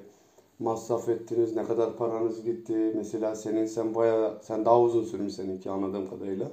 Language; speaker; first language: Turkish; native; Turkish